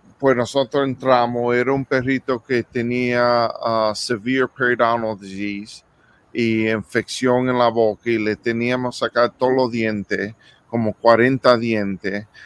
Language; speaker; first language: Spanish; early bilingual, heritage; English